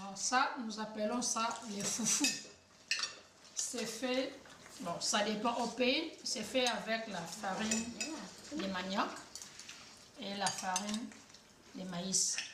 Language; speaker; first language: French; non-native, local second language; Lingala